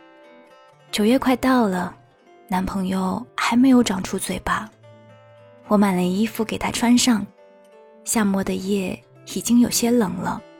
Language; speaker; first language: Chinese; native; Chinese